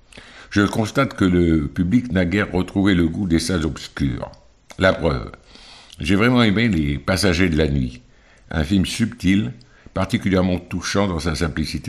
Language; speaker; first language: French; native; French